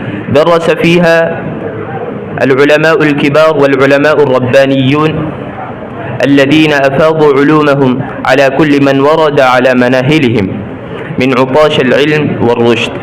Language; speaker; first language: Arabic; non-native, learner; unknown